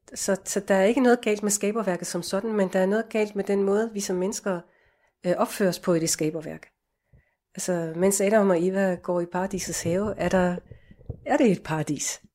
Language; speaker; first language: Danish; native; Danish